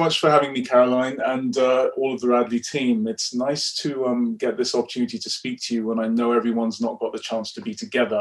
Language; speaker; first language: English; non-native, local second language; Yoruba